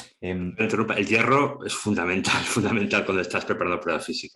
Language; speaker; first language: Spanish; native; Spanish